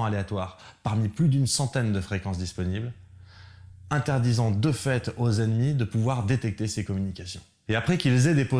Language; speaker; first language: French; native; French